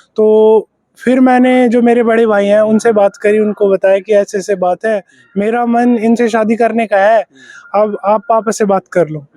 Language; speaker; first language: Hindi; native; Hindi